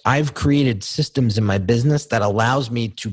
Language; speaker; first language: English; native; English